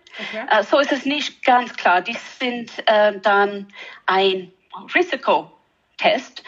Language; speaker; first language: German; non-native, learner; English